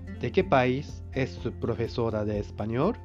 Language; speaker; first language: Spanish; non-native, fluent; Japanese